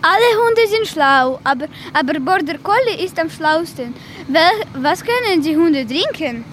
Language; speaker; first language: German; non-native, learner; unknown